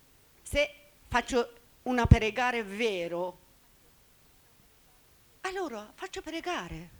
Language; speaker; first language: Italian; non-native, learner; Persian